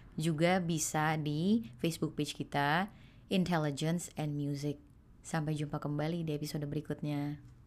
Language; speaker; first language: Indonesian; native; Indonesian